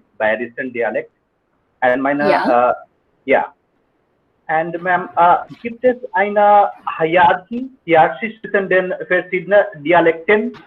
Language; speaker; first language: German; non-native, fluent; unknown